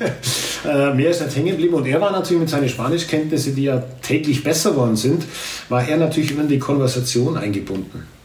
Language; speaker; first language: German; native; German